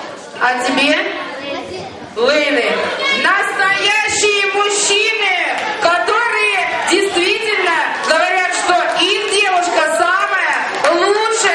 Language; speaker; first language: Russian; native; Russian